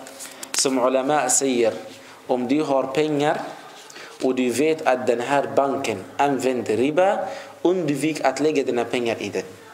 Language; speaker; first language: Swedish; non-native, fluent; Arabic